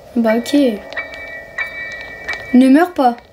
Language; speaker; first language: French; native; French